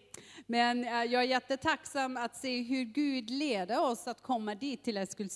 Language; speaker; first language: Swedish; non-native, learner; German